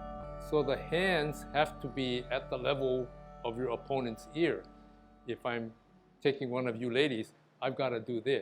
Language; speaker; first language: English; native; English